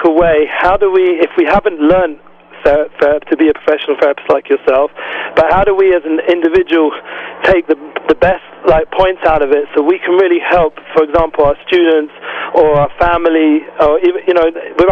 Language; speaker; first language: English; native; English